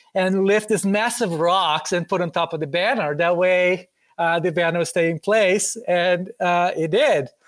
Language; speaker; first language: English; non-native, fluent; Portuguese